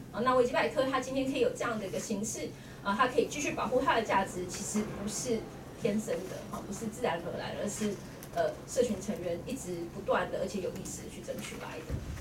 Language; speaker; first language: Chinese; native; Chinese